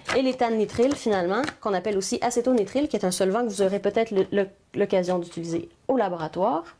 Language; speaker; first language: French; native; French